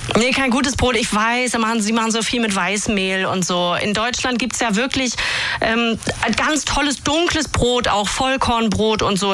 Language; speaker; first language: German; native; German